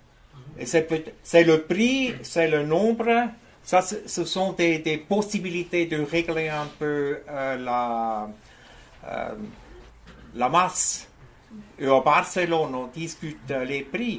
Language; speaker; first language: French; non-native, fluent; German